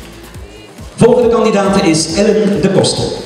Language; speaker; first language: Dutch; native; Dutch